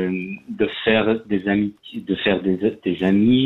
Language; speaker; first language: French; non-native, fluent; Persian